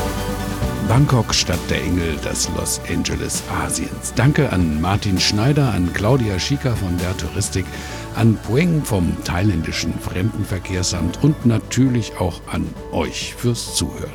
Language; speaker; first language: German; native; German